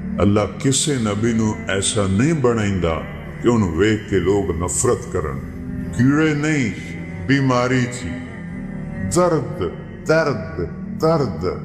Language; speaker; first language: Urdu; non-native, local second language; Punjabi